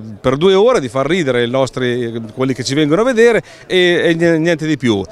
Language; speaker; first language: Italian; native; Italian